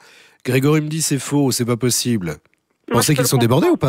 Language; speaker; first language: French; native; French